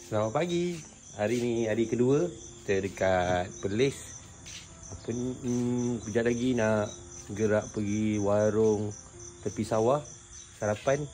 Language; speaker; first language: Malay; native; Malay